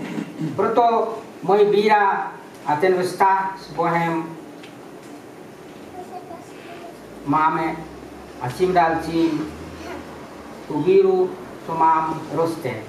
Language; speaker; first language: Czech; non-native, fluent; Ukrainian